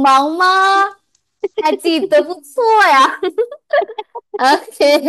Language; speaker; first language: Chinese; non-native, fluent; Indonesian